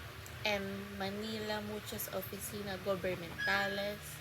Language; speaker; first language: Spanish; non-native, learner; Filipino